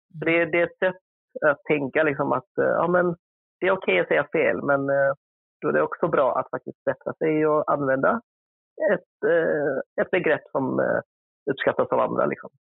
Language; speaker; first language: Swedish; early bilingual, other home language; Vietnamese